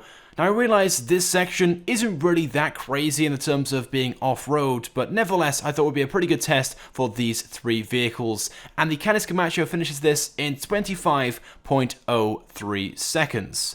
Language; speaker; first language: English; native; English